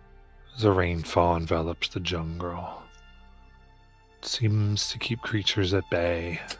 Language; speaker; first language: English; native; English